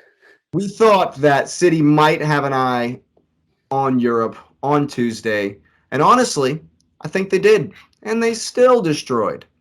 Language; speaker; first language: English; native; English